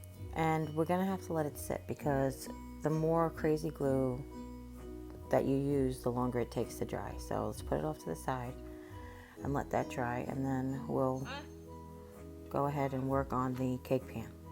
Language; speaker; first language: English; native; English